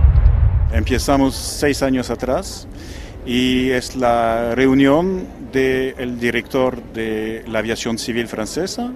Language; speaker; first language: Spanish; non-native, fluent; French